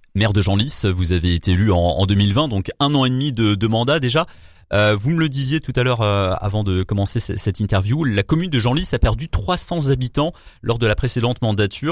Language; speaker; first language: French; native; French